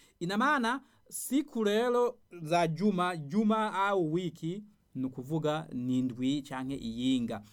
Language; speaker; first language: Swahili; non-native, local second language; Rundi